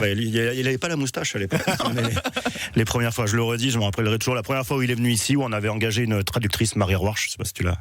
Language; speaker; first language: French; native; French